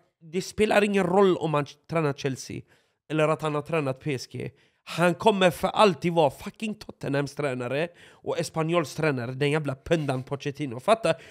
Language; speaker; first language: Swedish; native; Swedish